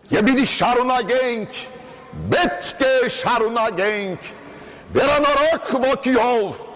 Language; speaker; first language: Armenian; early bilingual, heritage; Armenian